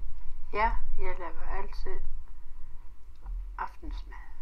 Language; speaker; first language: Danish; non-native, local second language; Kalaallisut